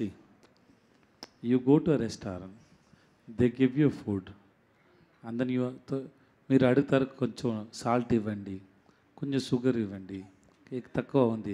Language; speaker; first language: Telugu; non-native, learner; Tamil